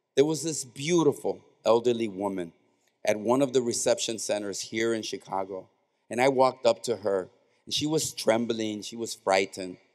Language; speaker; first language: English; native; English